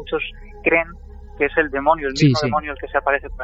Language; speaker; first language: Spanish; native; Spanish